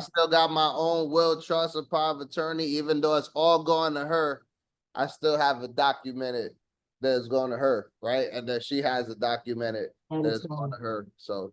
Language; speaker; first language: English; native; English